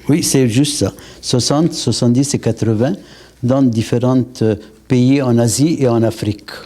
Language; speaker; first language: French; non-native, local second language; Arabic